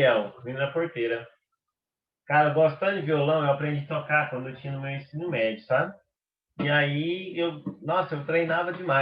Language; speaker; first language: Portuguese; native; Portuguese